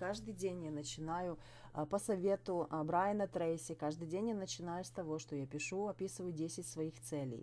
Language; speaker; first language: Russian; native; Russian